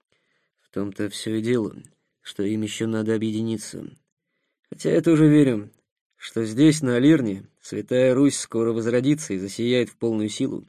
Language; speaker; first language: Russian; native; Russian